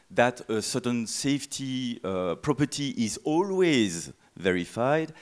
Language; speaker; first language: English; non-native, fluent; French